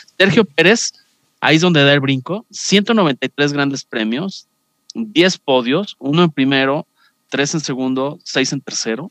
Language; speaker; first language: Spanish; native; Spanish